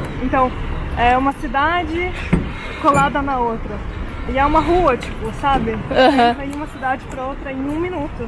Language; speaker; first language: Portuguese; early bilingual, heritage; Portuguese